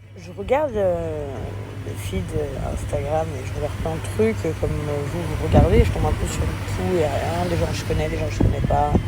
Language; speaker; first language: French; early bilingual, other home language; English